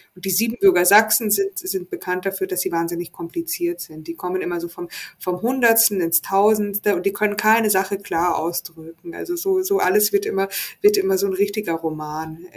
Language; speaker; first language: German; native; German